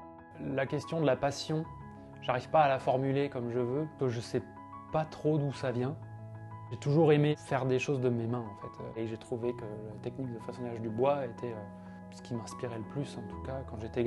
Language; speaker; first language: French; native; French